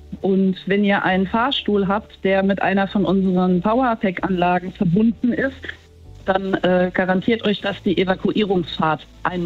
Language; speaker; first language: German; native; German